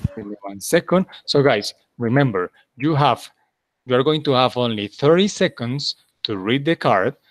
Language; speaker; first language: English; non-native, fluent; Spanish